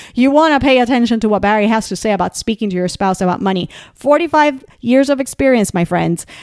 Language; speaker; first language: English; non-native, fluent; Spanish